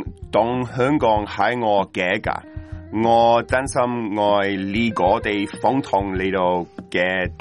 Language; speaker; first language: Cantonese; non-native, learner; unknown